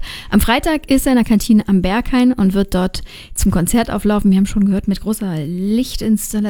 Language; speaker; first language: German; native; German